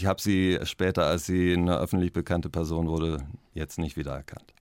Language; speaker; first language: German; native; German